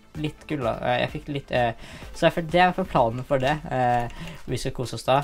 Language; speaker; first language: Norwegian; native; Norwegian